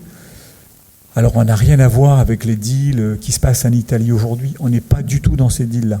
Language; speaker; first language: French; native; French